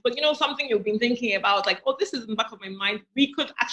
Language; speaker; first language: English; non-native, local second language; Igbo